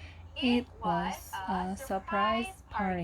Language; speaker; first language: English; non-native, learner; Korean